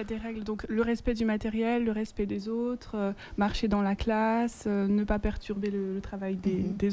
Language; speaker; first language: French; native; French